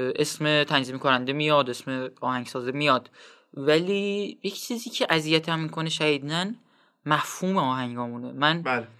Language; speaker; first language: Persian; non-native, local second language; Azerbaijani